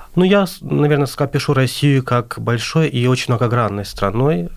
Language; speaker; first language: Russian; non-native, local second language; Azerbaijani